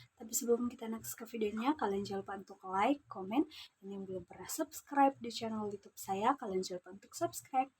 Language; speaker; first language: Indonesian; native; Indonesian